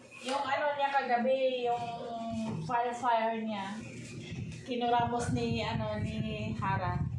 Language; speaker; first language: Filipino; native; Filipino